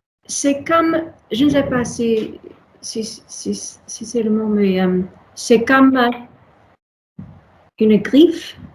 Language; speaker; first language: French; non-native, learner; English